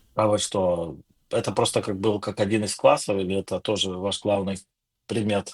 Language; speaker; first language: Russian; non-native, local second language; Ukrainian